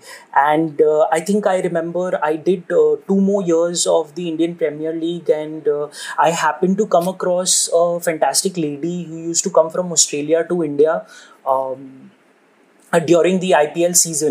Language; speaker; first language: English; non-native, local second language; Hindi